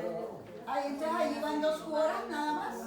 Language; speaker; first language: Spanish; native; Spanish